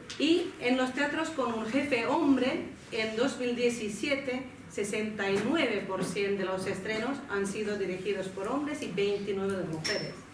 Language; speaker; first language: Spanish; non-native, fluent; Finnish